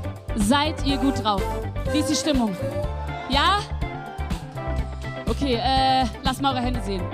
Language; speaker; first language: German; native; German